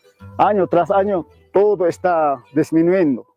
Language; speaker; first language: Spanish; non-native, local second language; Quechua